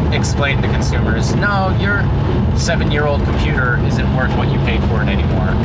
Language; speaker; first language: English; native; English